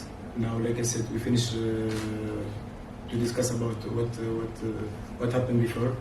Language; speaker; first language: English; non-native, learner; French